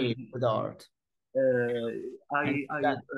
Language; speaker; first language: English; non-native, fluent; Arabic